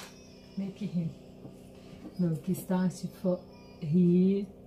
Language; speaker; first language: English; non-native, learner; Portuguese